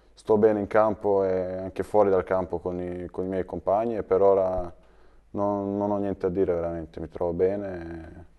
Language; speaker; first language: Italian; early bilingual, other home language; Serbian